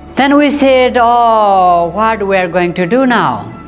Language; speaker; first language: English; non-native, local second language; Nepali